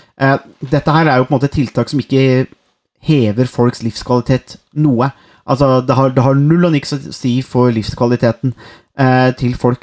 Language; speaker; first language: Norwegian; native; Norwegian